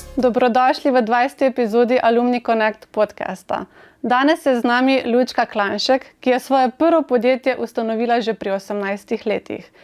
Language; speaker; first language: Slovenian; native; Slovenian